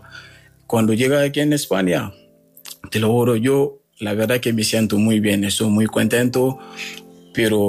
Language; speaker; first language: Spanish; non-native, learner; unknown